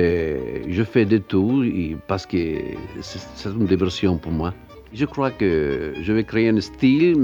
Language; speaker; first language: French; non-native, learner; Spanish